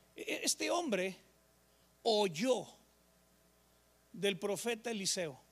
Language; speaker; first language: Spanish; native; Spanish